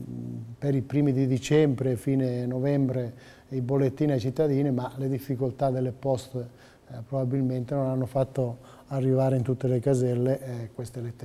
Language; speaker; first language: Italian; native; Italian